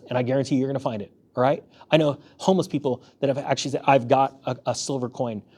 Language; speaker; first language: English; native; English